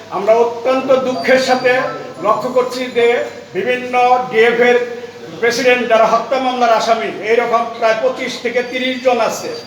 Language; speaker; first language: Bangla; native; Bangla